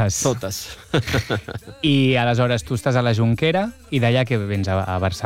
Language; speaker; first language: Catalan; native; Catalan